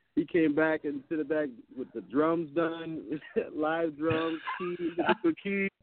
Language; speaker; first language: English; native; English